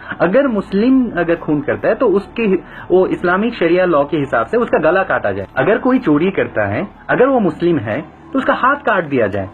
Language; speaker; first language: Urdu; non-native, fluent; Bangla